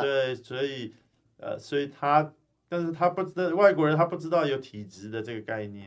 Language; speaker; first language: Chinese; early bilingual, heritage; Chinese